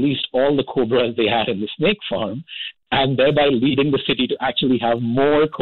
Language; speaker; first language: English; non-native, local second language; Hindi